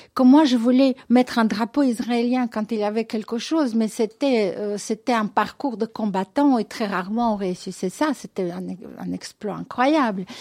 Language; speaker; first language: French; non-native, fluent; Russian